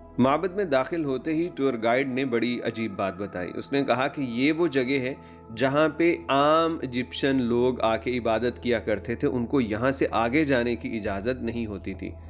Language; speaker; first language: Urdu; non-native, local second language; Punjabi